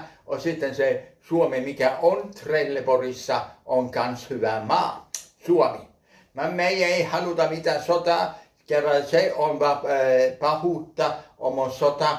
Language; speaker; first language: Finnish; early bilingual, heritage; Finnish